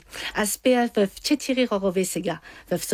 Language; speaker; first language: Bulgarian; non-native, learner; French